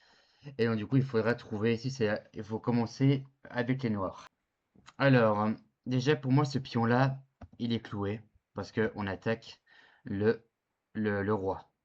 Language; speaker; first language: French; native; French